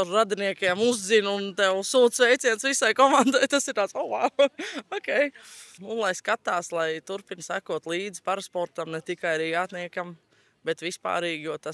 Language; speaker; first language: Latvian; native; Latvian